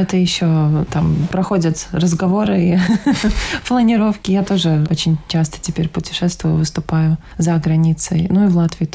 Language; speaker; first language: Russian; native; Russian